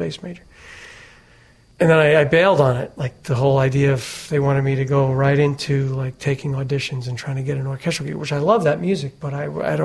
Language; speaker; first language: English; native; English